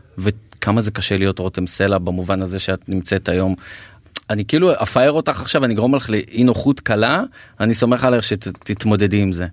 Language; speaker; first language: Hebrew; native; Hebrew